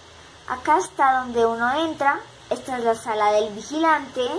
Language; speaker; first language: Spanish; native; Spanish